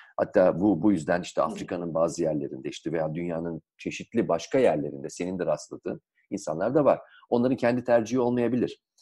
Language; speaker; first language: Turkish; native; Turkish